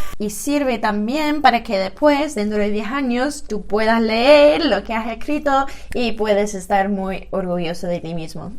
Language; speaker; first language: Spanish; non-native, fluent; English